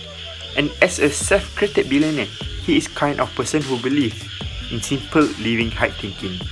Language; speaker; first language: English; non-native, local second language; Malay